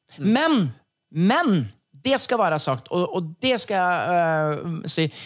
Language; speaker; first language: Norwegian; native; Norwegian